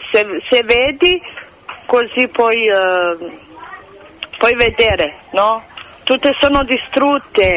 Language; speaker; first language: Italian; non-native, fluent; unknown